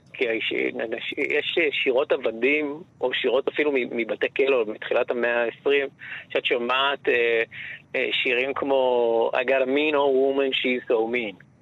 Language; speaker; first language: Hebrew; native; Hebrew